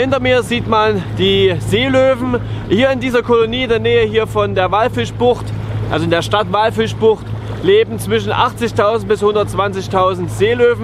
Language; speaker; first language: German; native; German